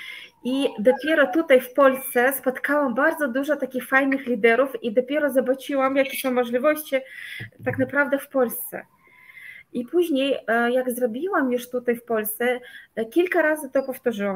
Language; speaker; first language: Polish; non-native, fluent; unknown